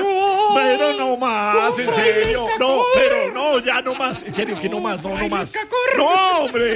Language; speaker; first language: Spanish; native; Spanish